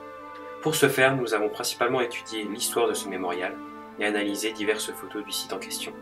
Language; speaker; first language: French; native; French